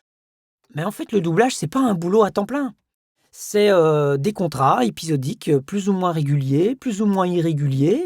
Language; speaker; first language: French; native; French